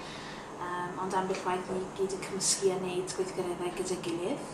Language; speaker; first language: Welsh; non-native, local second language; English